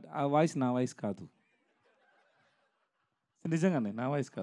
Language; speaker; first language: Telugu; non-native, learner; Tamil